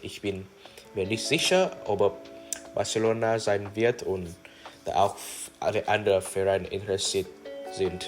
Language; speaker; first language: German; non-native, learner; English